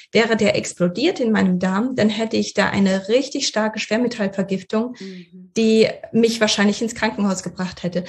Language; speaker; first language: German; early bilingual, other home language; Russian